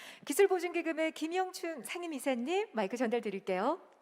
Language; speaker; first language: Korean; native; Korean